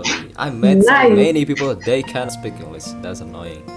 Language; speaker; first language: English; non-native, learner; Indonesian